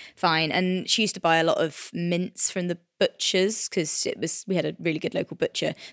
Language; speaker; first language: English; native; English